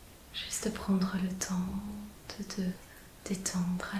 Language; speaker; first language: French; native; French